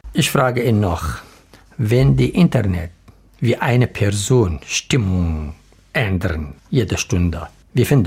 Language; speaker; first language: German; non-native, learner; Arabic